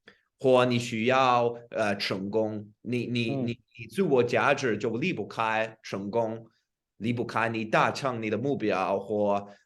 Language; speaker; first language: Chinese; non-native, fluent; English